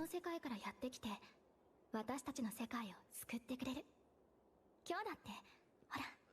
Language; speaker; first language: Japanese; native; Japanese